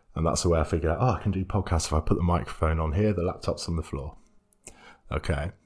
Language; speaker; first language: English; native; English